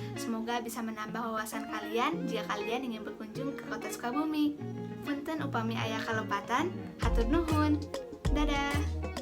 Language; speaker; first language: Indonesian; native; Indonesian